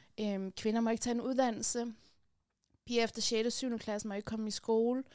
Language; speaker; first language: Danish; early bilingual, other home language; Persian